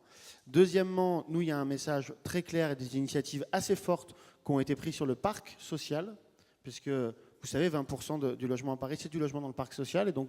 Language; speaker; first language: French; native; French